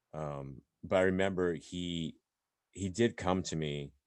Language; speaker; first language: English; native; English